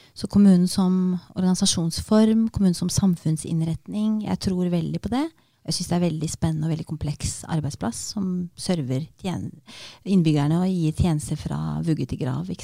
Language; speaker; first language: Norwegian; early bilingual, other home language; Romanian